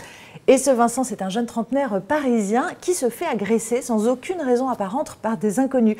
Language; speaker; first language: French; native; French